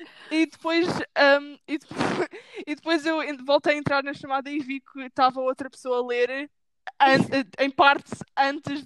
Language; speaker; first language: Portuguese; early bilingual, heritage; Portuguese